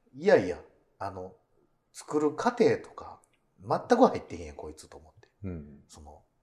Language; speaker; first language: Japanese; native; Japanese